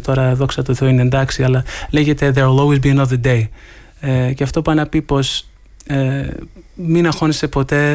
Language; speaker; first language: Greek; early bilingual, heritage; Greek